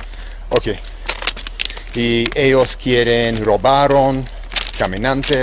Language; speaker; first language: Spanish; non-native, learner; English